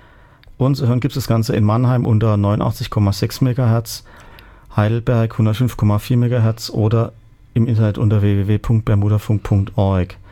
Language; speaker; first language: German; native; German